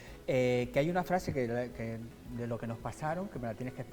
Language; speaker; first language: Spanish; native; Spanish